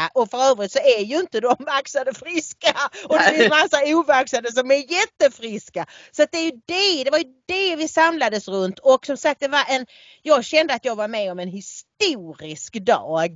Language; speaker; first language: Swedish; native; Swedish